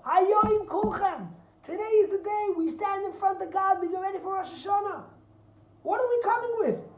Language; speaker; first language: English; native; English